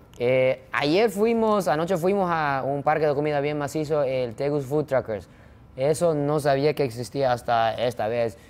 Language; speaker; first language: Spanish; non-native, fluent; Japanese